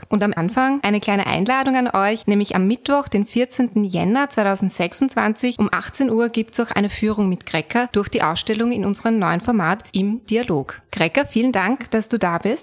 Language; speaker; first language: German; native; German